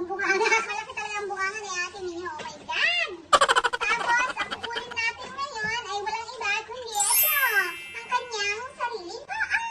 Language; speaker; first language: Filipino; non-native, local second language; Iloko